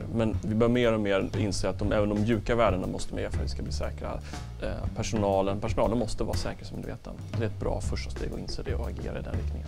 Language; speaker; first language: Swedish; native; Swedish